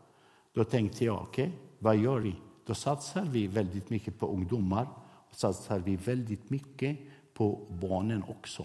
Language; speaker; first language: Swedish; non-native, fluent; Arabic